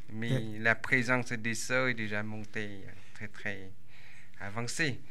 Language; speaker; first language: French; non-native, fluent; Vietnamese